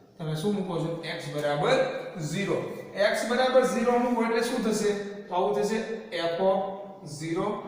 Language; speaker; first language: Gujarati; non-native, local second language; Rathawi